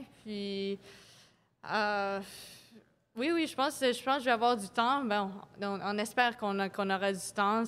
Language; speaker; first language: French; non-native, local second language; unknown